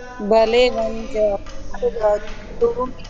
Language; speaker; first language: Persian; non-native, learner; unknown